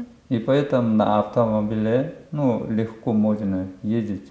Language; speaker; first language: Russian; non-native, learner; Korean